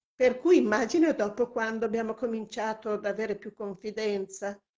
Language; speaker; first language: Italian; native; Italian